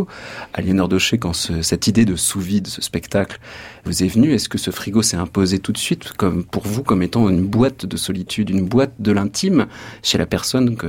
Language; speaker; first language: French; native; French